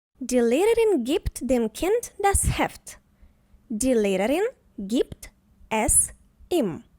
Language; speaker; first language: German; non-native, fluent; Ukrainian